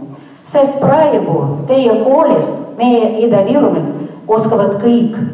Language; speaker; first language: Estonian; non-native, local second language; Russian